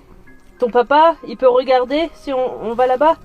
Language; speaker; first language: French; native; French